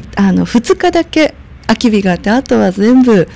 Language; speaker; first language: Japanese; native; Japanese